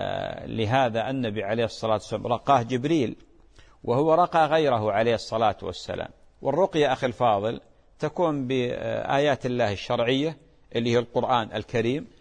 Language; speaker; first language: Arabic; native; Arabic